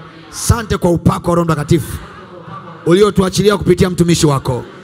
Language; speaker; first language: Swahili; native; Swahili